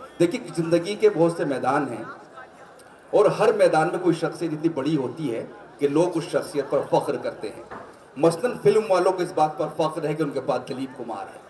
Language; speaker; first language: Urdu; native; Urdu